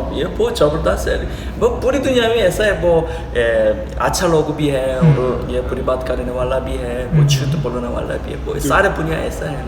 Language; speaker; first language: Urdu; non-native, learner; Korean